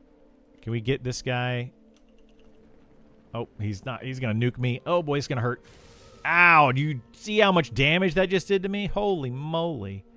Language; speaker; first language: English; native; English